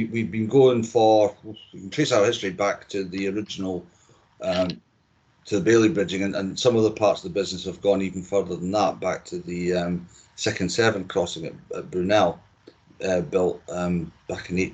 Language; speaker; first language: English; native; English